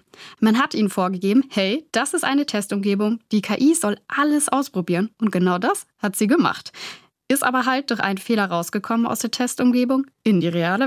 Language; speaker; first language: German; native; German